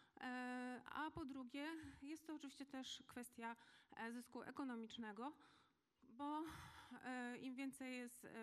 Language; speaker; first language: Polish; native; Polish